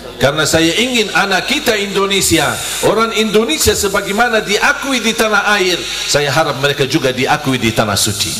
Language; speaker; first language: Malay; non-native, fluent; Arabic